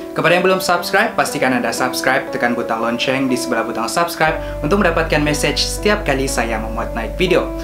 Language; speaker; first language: Malay; native; Malay